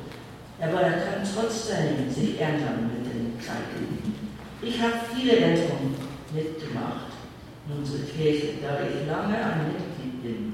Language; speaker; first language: German; early bilingual, heritage; English